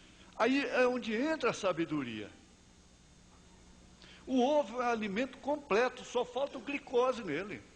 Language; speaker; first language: Portuguese; native; Portuguese